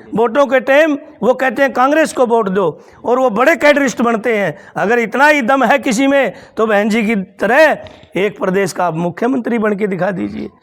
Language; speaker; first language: Hindi; native; Hindi